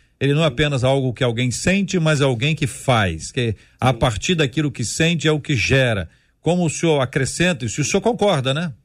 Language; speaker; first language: Portuguese; native; Portuguese